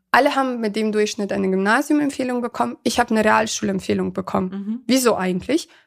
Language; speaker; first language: German; early bilingual, other home language; Russian